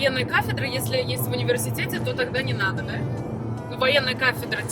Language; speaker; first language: Russian; native; Russian